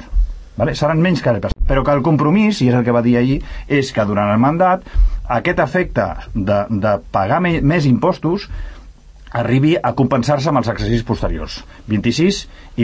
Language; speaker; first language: Catalan; native; Catalan